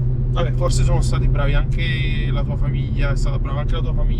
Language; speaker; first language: Italian; native; Italian